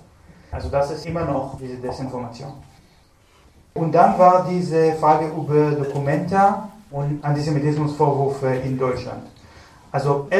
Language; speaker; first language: German; non-native, fluent; Hebrew